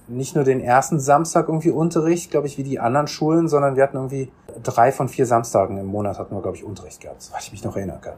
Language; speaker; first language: German; native; German